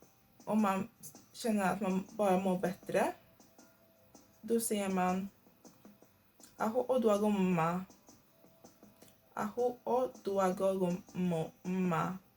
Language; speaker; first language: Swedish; non-native, fluent; Igbo